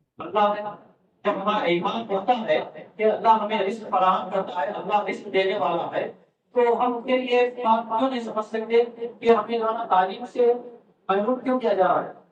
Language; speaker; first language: Urdu; native; Urdu